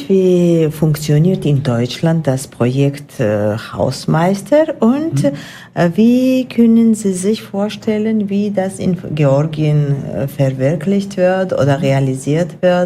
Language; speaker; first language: German; non-native, fluent; Georgian